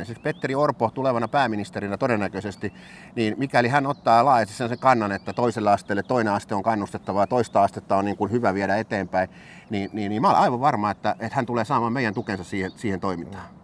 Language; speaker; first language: Finnish; native; Finnish